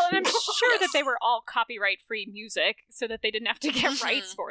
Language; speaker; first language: English; native; English